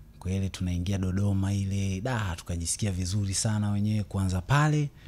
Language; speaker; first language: Swahili; native; Swahili